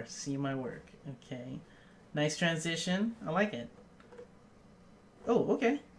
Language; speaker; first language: English; native; English